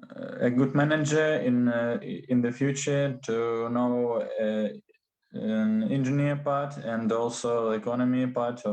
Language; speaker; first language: English; non-native, learner; Russian